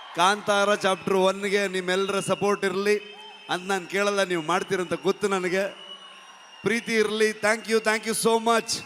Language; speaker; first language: Kannada; native; Kannada